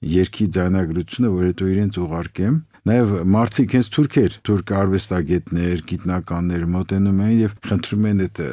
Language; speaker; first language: Armenian; native; Armenian